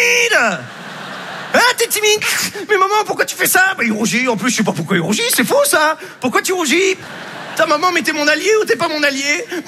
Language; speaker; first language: French; native; French